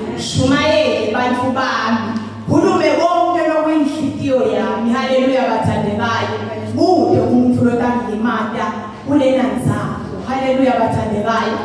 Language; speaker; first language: Zulu; non-native, local second language; Swati